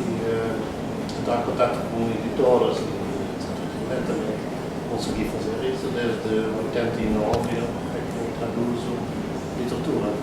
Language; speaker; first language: Portuguese; non-native, fluent; Dutch